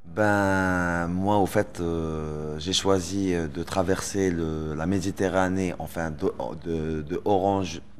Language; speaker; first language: French; non-native, local second language; Arabic